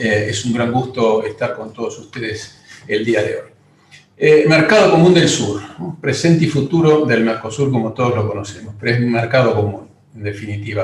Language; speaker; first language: Spanish; native; Spanish